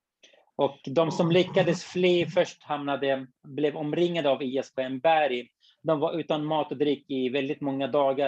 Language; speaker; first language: Swedish; non-native, fluent; Kurdish